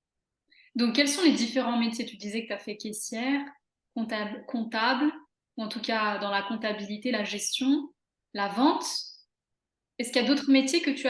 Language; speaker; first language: French; native; French